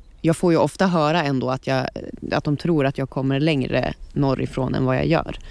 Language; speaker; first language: Swedish; native; Swedish